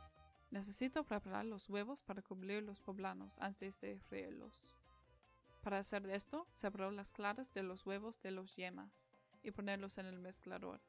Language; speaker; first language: Spanish; non-native, learner; English